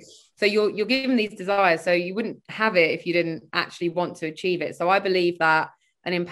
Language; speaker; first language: English; native; English